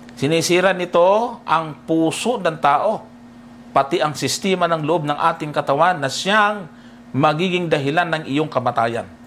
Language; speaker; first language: Filipino; native; Filipino